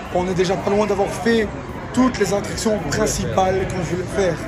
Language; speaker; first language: French; native; French